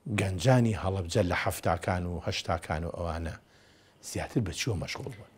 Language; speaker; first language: Central Kurdish; native; Central Kurdish